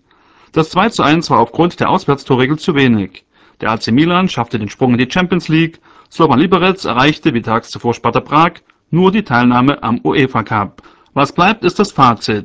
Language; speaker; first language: German; native; German